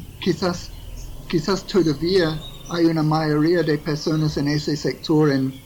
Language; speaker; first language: Spanish; non-native, fluent; English